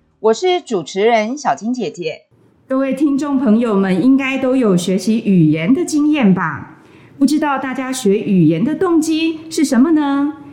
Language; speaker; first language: Chinese; native; Chinese